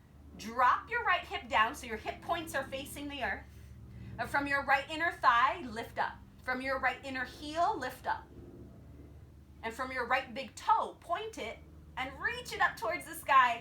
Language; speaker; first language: English; native; English